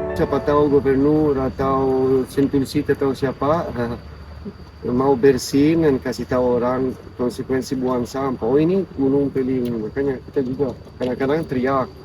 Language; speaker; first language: Indonesian; non-native, fluent; Italian